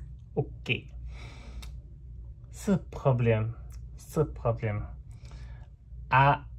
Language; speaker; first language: French; non-native, fluent; English